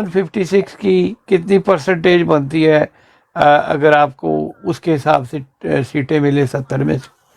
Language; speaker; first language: Urdu; native; Urdu